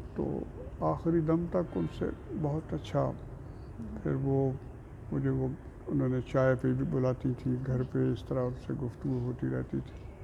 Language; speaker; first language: Urdu; non-native, local second language; Punjabi